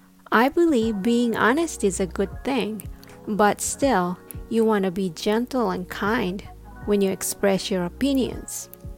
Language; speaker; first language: English; non-native, fluent; Japanese